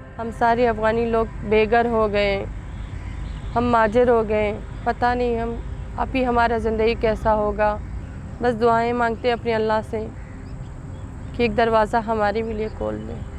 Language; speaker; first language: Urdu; non-native, fluent; Persian